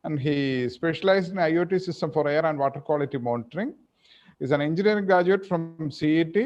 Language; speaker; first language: English; non-native, local second language; Malayalam